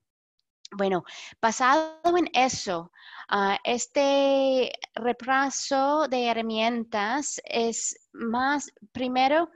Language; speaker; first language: Spanish; non-native, fluent; English